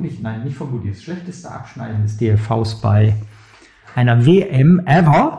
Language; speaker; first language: German; native; German